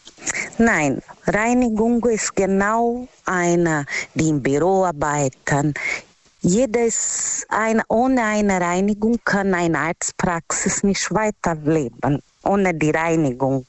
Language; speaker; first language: German; non-native, learner; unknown